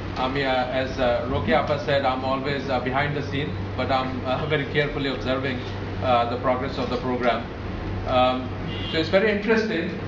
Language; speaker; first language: English; non-native, local second language; Bangla